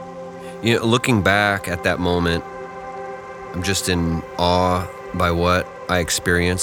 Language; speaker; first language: English; native; English